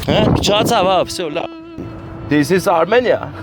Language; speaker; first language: English; non-native, learner; Armenian